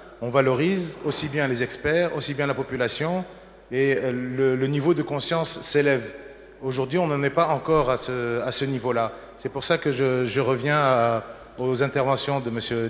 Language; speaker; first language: French; non-native, local second language; Arabic